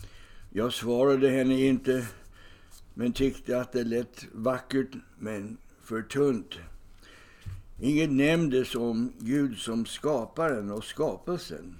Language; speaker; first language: Swedish; non-native, fluent; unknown